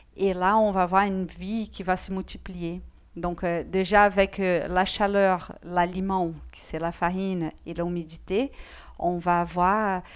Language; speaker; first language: French; non-native, fluent; Portuguese